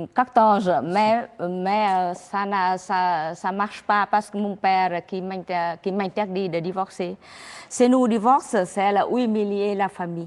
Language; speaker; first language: French; non-native, learner; Vietnamese